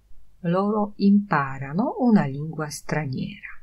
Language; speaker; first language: Italian; non-native, fluent; Polish